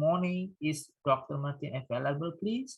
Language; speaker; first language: English; non-native, fluent; Indonesian